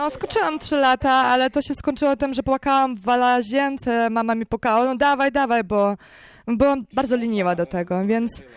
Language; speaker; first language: Polish; non-native, learner; Ukrainian